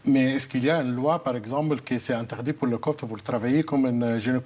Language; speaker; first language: French; non-native, fluent; Arabic